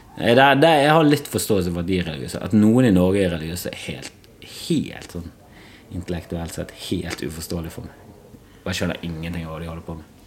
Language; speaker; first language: Norwegian; native; Norwegian